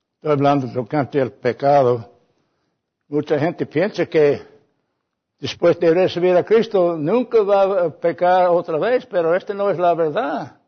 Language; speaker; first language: Spanish; non-native, fluent; English